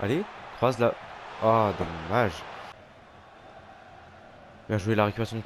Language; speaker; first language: French; native; French